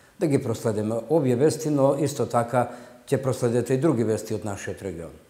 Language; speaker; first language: Macedonian; non-native, local second language; Albanian